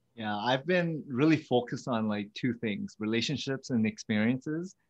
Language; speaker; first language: English; early bilingual, other home language; Vietnamese